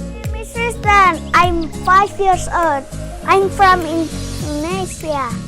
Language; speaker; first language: English; non-native, learner; Indonesian